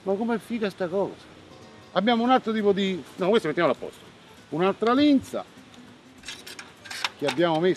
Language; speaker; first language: Italian; native; Italian